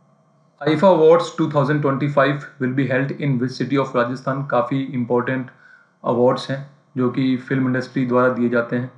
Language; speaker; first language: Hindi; native; Hindi